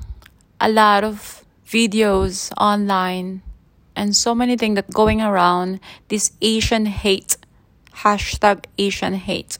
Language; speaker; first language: English; non-native, local second language; Filipino